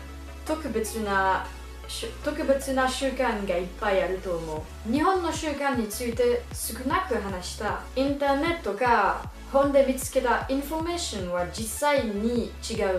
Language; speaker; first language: Japanese; non-native, learner; French